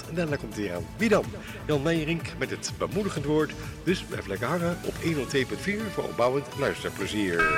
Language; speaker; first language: Dutch; native; Dutch